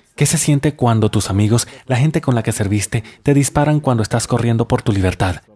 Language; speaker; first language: Spanish; non-native, fluent; Russian